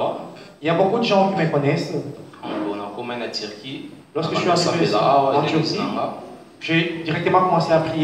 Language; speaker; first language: French; non-native, local second language; Lingala